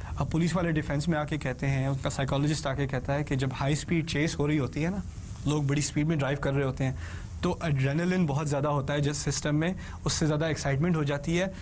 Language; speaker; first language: Urdu; early bilingual, heritage; Urdu